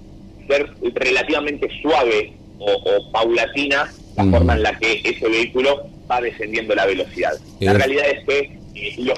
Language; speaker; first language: Spanish; native; Spanish